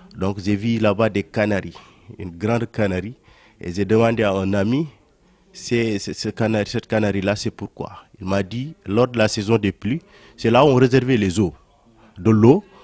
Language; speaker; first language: French; non-native, local second language; Wolof